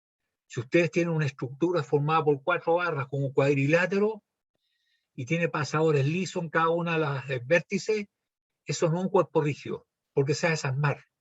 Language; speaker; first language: Spanish; native; Spanish